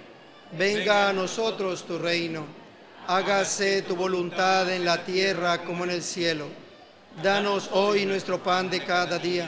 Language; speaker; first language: Spanish; native; Spanish